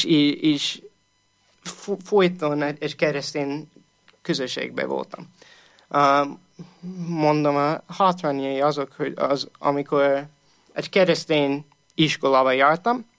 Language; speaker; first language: Hungarian; non-native, fluent; English